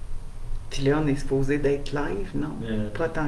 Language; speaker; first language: French; native; French